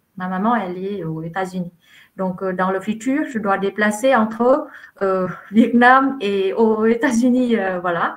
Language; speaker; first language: French; non-native, fluent; Vietnamese